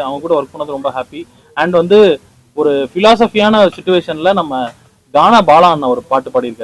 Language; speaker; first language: Tamil; native; Tamil